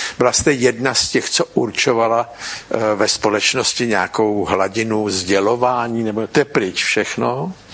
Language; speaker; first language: Czech; native; Czech